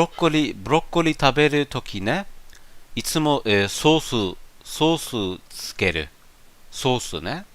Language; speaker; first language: Japanese; non-native, learner; German